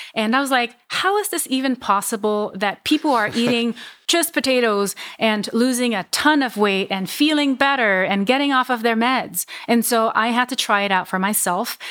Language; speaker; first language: English; non-native, fluent; Vietnamese